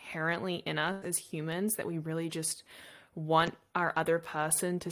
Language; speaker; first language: English; native; English